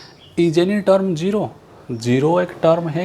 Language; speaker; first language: Hindi; non-native, local second language; Odia